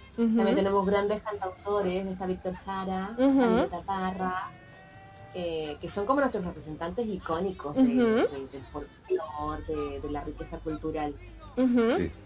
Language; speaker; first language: Spanish; native; Spanish